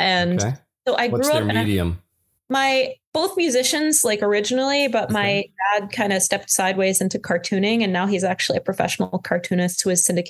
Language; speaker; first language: English; native; English